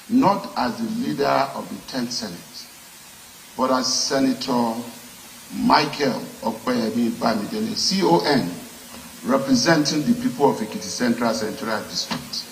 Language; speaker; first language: English; non-native, local second language; Yoruba